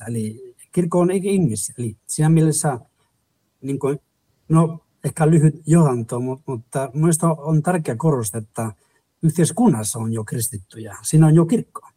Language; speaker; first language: Finnish; non-native, fluent; Spanish